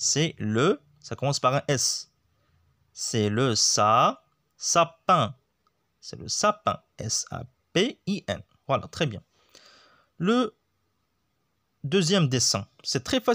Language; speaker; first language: French; non-native, local second language; Arabic